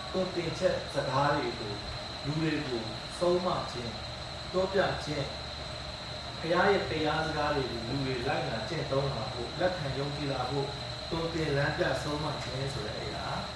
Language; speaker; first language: Burmese; non-native, local second language; Hakha Chin